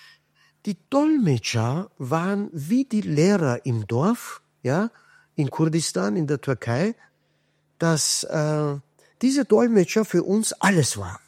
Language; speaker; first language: German; non-native, fluent; Kurdish